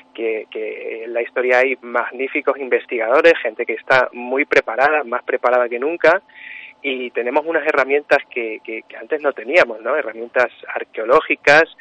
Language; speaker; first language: Spanish; native; Spanish